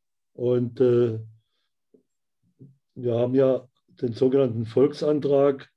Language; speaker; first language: German; native; German